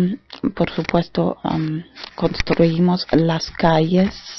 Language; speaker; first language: Spanish; non-native, fluent; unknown